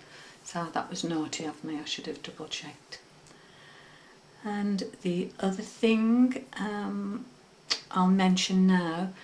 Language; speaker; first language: English; native; English